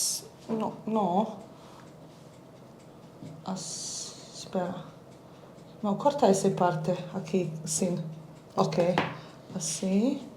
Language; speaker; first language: Spanish; early bilingual, heritage; Bosnian